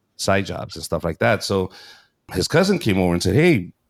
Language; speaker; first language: English; early bilingual, other home language; Spanish